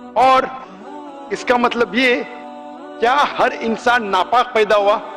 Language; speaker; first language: Hindi; non-native, local second language; Konkani